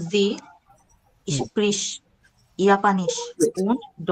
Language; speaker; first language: German; non-native, learner; Bangla